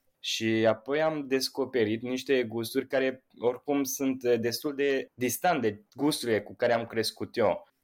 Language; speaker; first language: Romanian; non-native, fluent; Italian